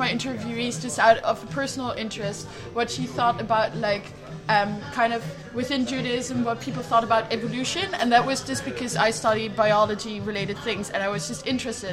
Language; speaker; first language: English; non-native, fluent; Dutch